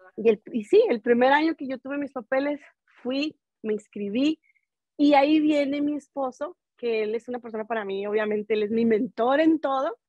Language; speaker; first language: Spanish; native; Spanish